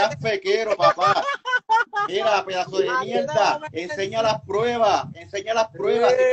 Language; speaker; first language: Spanish; native; Spanish